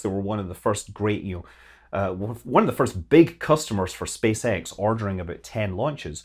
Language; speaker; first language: English; native; English